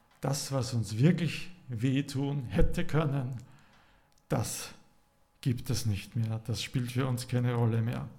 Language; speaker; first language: German; native; German